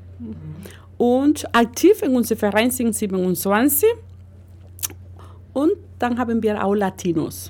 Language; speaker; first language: German; non-native, learner; Spanish